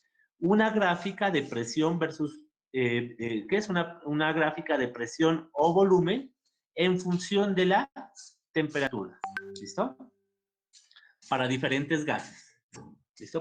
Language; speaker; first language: Spanish; native; Spanish